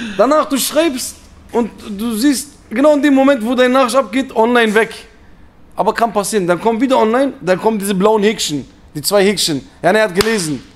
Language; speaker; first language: German; early bilingual, other home language; Turkish